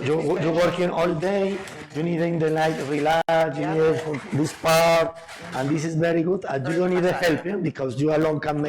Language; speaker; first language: English; non-native, learner; Spanish